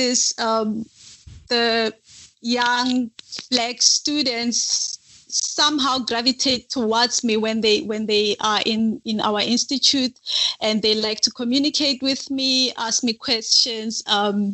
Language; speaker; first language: English; non-native, local second language; Northern Sotho